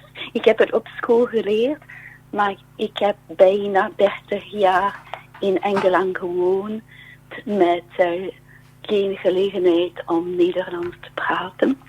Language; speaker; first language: Dutch; non-native, learner; French